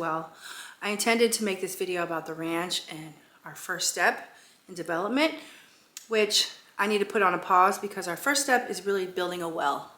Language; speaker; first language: English; native; English